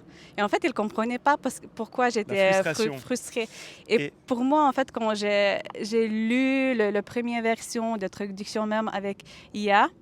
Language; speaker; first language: French; non-native, fluent; Lithuanian